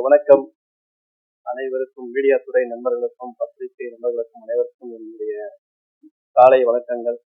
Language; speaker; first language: Tamil; native; Tamil